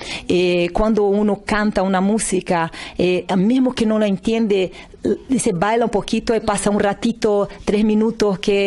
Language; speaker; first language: Spanish; non-native, learner; Portuguese